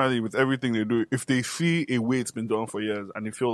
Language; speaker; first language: English; non-native, local second language; Yoruba